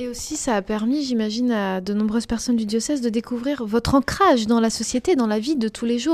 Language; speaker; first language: French; native; French